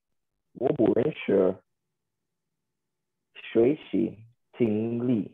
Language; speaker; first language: Chinese; non-native, learner; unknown